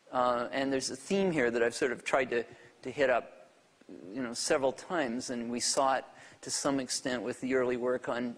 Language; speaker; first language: English; native; English